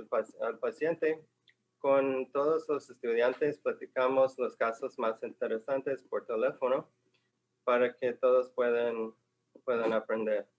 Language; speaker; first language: Spanish; non-native, fluent; English